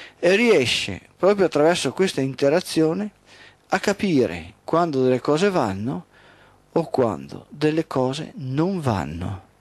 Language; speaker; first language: Italian; native; Italian